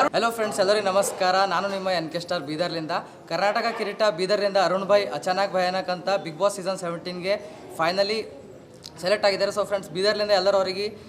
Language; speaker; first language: Kannada; native; Kannada